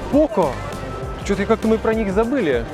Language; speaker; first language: Russian; native; Russian